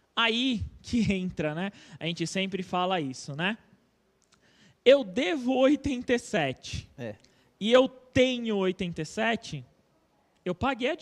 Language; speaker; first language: Portuguese; native; Portuguese